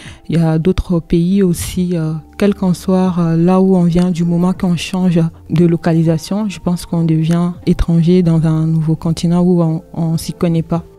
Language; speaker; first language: French; non-native, local second language; Dyula